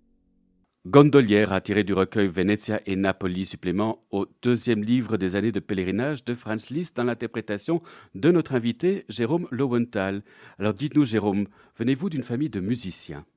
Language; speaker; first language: French; native; French